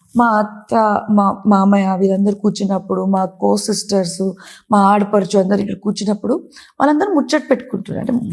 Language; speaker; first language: Telugu; non-native, local second language; Kannada